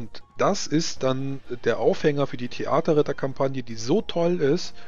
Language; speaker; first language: German; native; German